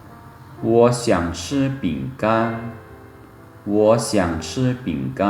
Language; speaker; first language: Chinese; non-native, fluent; Lao